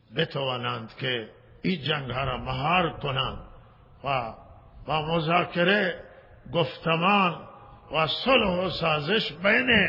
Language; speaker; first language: Persian; non-native, local second language; Baluchi